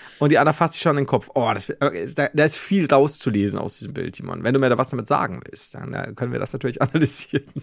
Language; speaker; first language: German; native; German